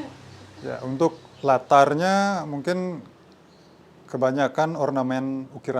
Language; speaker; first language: Indonesian; non-native, local second language; Balinese